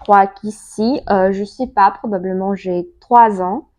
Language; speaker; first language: French; non-native, learner; Russian